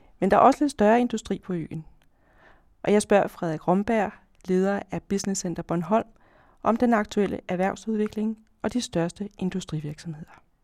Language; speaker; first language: Danish; native; Danish